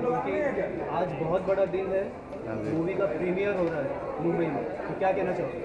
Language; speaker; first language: Hindi; native; Hindi